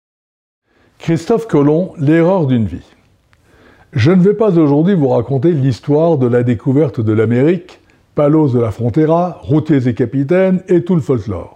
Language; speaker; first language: French; native; French